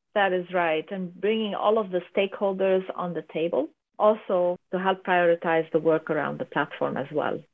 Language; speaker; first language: English; non-native, fluent; Arabic